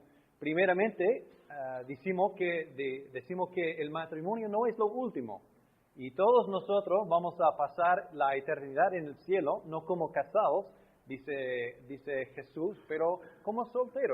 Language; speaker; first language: Spanish; non-native, fluent; English